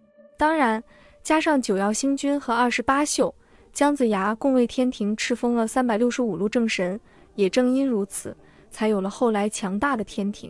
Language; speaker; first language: Chinese; native; Chinese